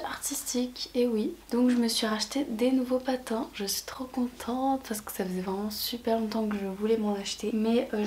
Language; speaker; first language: French; native; French